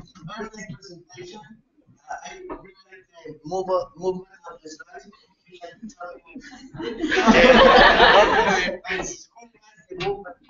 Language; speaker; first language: English; non-native, learner; Spanish